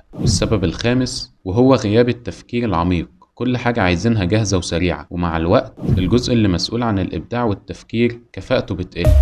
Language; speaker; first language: Arabic; native; Arabic